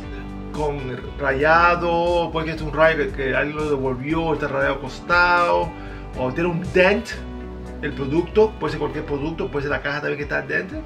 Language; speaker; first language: Spanish; early bilingual, heritage; Spanish